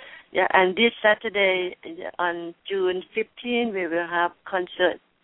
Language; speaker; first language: English; non-native, learner; Thai